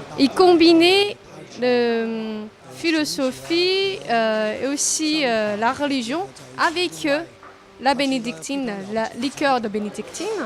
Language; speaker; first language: French; non-native, learner; Chinese